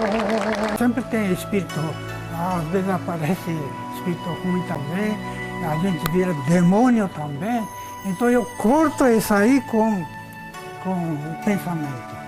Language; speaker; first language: Portuguese; non-native, learner; Japanese